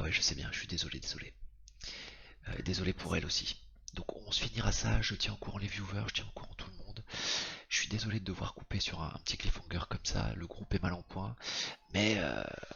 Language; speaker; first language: French; native; French